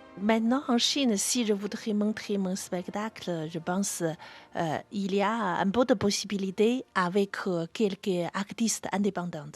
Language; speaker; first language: French; non-native, fluent; Chinese